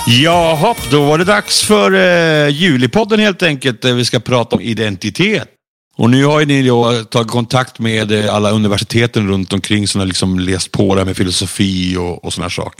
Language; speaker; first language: Swedish; native; Swedish